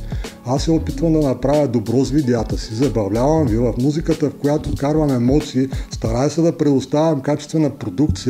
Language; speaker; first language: Bulgarian; native; Bulgarian